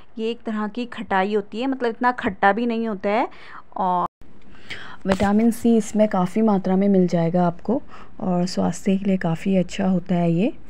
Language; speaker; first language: Hindi; native; Hindi